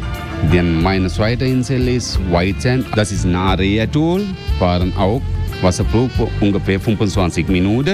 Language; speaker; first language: German; non-native, learner; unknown